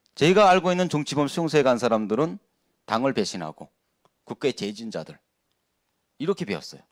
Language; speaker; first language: Korean; native; Korean